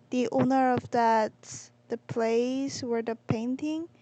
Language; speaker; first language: English; non-native, learner; Korean